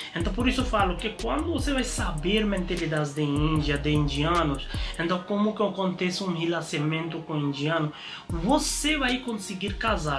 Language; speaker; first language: Portuguese; non-native, learner; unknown